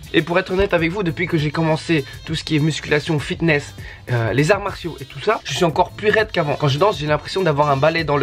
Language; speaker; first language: French; native; French